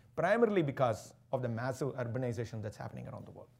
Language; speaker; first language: English; non-native, local second language; Tamil